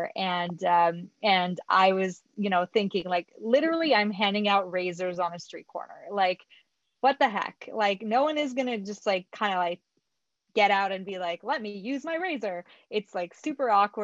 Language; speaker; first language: English; non-native, fluent; French